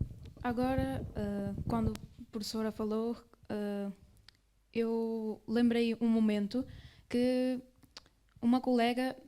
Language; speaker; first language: Portuguese; early bilingual, other home language; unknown